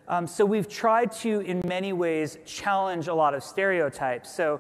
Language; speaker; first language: English; native; English